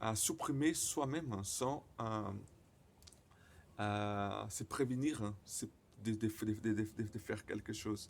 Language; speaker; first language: French; non-native, learner; Portuguese